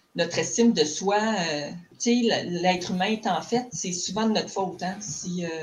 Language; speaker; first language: French; native; French